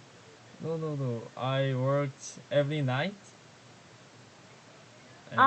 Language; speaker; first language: English; non-native, learner; Korean